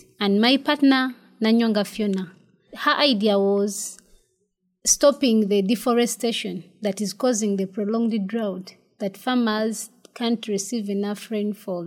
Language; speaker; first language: English; non-native, local second language; Ganda